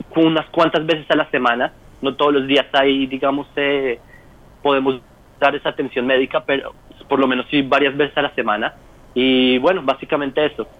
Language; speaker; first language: Spanish; native; Spanish